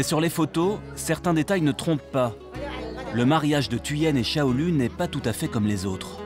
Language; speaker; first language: French; native; French